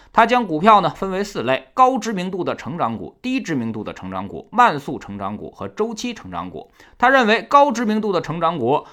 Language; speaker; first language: Chinese; native; Chinese